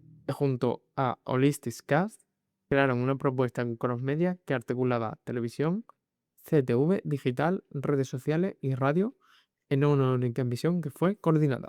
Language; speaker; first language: Spanish; native; Spanish